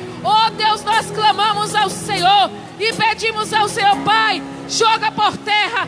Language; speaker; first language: Portuguese; native; Portuguese